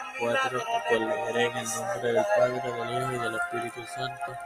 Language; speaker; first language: Spanish; native; Spanish